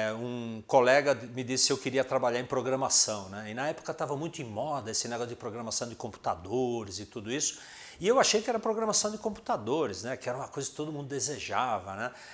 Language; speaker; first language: Portuguese; early bilingual, other home language; Spanish